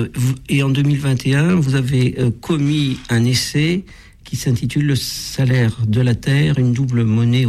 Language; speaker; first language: French; native; French